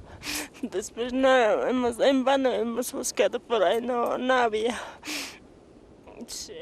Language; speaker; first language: Spanish; non-native, local second language; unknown